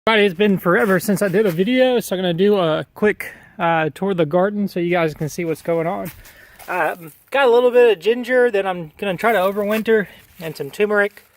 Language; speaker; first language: English; native; English